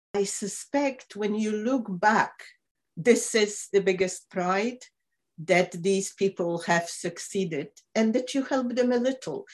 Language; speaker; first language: English; non-native, fluent; Polish